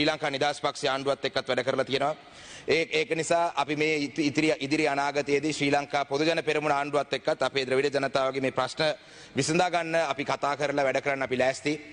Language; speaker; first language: Sinhala; non-native, local second language; Tamil